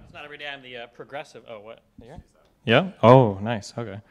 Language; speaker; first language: English; native; English